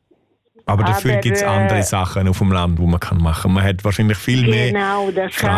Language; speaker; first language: German; native; German